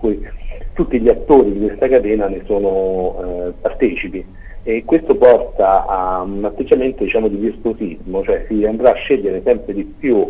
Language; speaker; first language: Italian; native; Italian